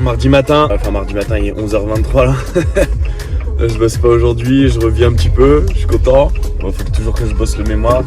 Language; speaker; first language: French; native; French